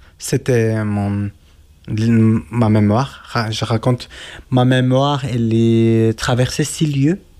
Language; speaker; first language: French; non-native, learner; Kurdish